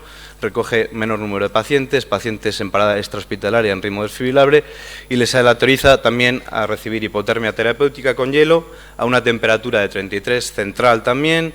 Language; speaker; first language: Spanish; native; Spanish